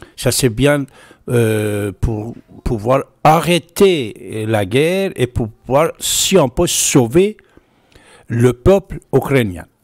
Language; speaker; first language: French; non-native, fluent; Persian